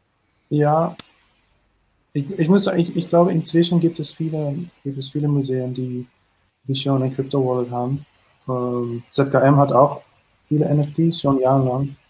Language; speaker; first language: German; non-native, fluent; Dutch